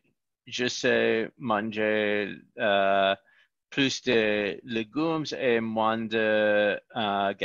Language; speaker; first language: French; non-native, learner; English